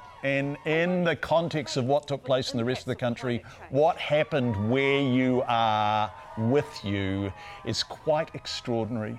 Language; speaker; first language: English; native; English